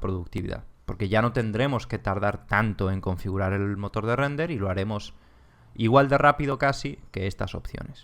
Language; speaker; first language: Spanish; native; Spanish